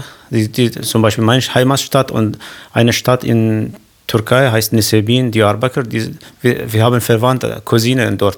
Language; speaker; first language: German; non-native, local second language; Kurdish